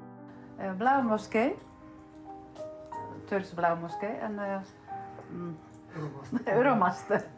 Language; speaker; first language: Dutch; non-native, learner; Turkish